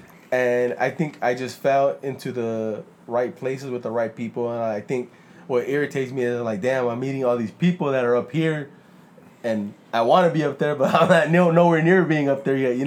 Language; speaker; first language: English; early bilingual, other home language; Spanish